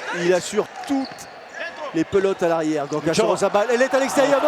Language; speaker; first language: French; native; French